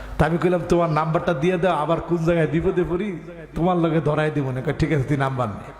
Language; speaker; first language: Bangla; native; Bangla